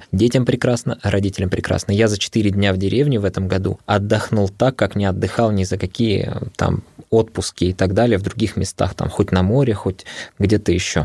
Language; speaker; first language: Russian; early bilingual, other home language; Arabic